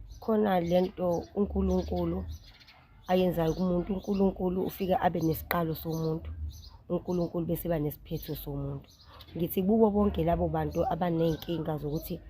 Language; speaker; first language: Zulu; native; Zulu